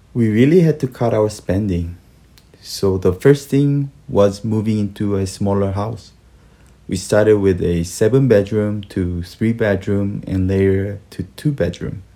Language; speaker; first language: English; early bilingual, other home language; Korean